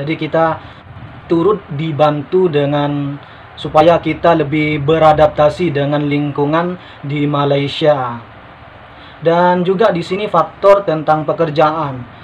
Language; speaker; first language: Indonesian; native; Indonesian